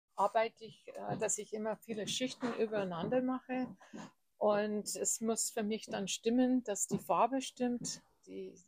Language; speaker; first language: German; non-native, fluent; English